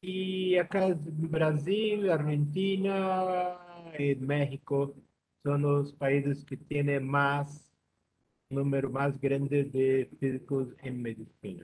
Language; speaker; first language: Spanish; non-native, learner; Portuguese